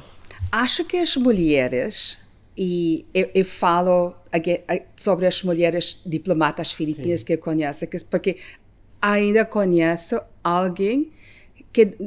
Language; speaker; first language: Portuguese; non-native, fluent; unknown